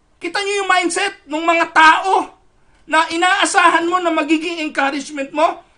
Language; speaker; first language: Filipino; native; Filipino